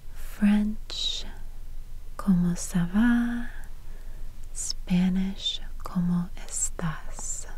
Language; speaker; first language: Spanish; non-native, learner; Russian